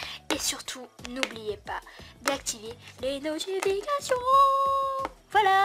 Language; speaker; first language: French; native; French